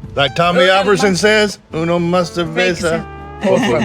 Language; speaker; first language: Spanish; non-native, learner; English